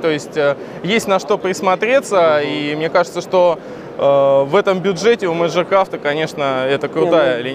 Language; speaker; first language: Russian; native; Russian